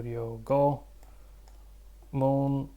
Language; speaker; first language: Korean; non-native, learner; Russian